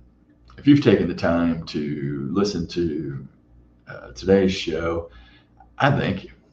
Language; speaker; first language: English; native; English